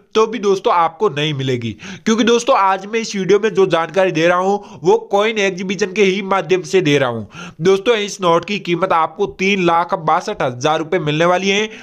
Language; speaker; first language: Hindi; non-native, local second language; Gujarati